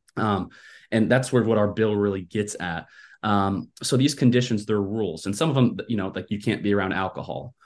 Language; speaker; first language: English; native; English